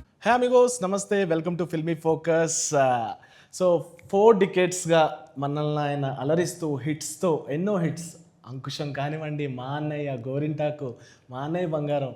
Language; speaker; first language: Telugu; native; Telugu